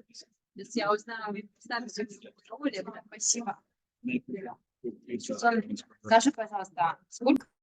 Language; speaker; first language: Russian; non-native, fluent; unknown